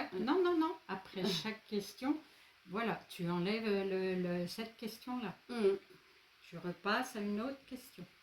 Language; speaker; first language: French; native; French